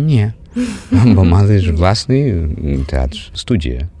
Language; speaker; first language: Polish; non-native, learner; Ukrainian